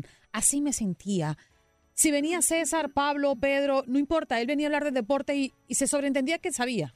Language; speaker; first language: Spanish; native; Spanish